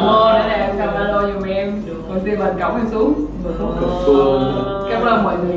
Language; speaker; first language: Vietnamese; native; Vietnamese